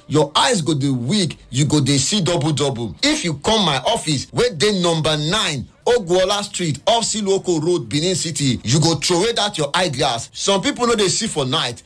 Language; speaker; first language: Nigerian Pidgin; native; Nigerian Pidgin